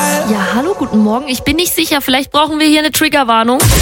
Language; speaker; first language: German; native; German